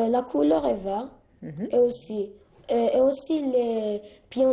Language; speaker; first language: French; non-native, learner; Arabic